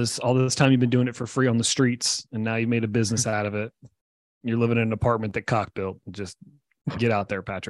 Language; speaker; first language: English; native; English